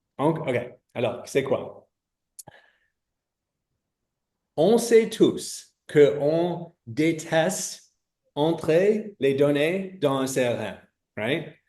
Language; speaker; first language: French; non-native, fluent; English